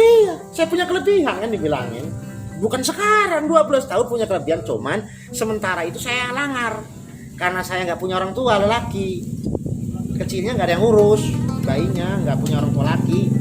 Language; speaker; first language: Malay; non-native, local second language; Javanese